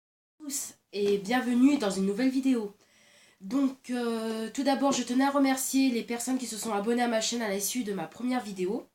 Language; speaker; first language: French; native; French